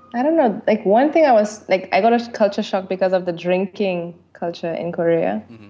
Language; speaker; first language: English; early bilingual, other home language; French